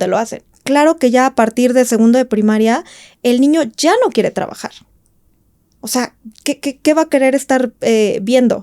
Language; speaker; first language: Spanish; native; Spanish